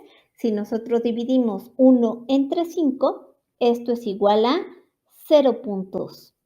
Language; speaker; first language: Spanish; native; Spanish